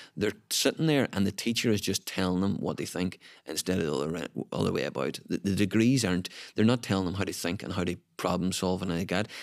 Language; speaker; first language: English; native; English